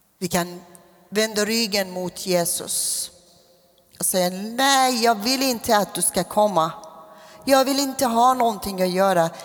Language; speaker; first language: Swedish; non-native, fluent; Persian